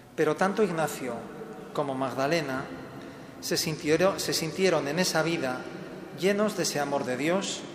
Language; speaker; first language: Spanish; native; Spanish